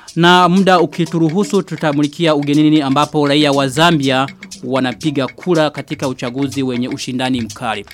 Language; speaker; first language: Swahili; non-native, local second language; Rundi